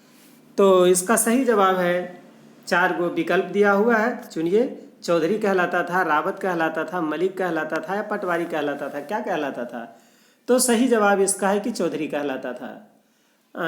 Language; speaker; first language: Hindi; non-native, local second language; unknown